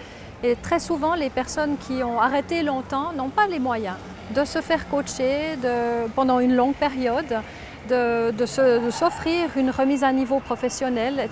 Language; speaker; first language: French; native; French